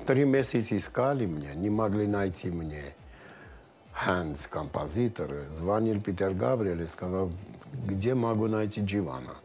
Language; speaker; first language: Russian; non-native, local second language; Armenian